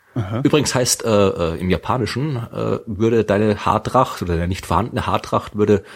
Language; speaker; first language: German; native; German